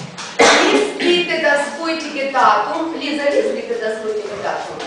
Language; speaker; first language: German; non-native, fluent; Russian